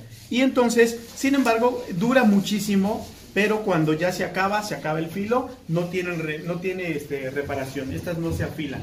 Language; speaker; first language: Spanish; native; Spanish